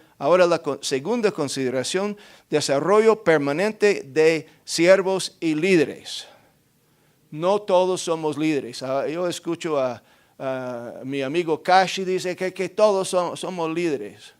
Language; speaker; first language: Spanish; non-native, fluent; English